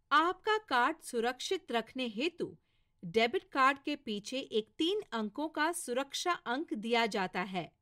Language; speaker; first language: Hindi; non-native, local second language; Marathi